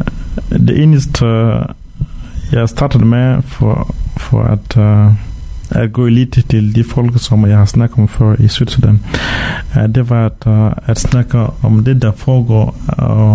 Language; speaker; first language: Danish; non-native, fluent; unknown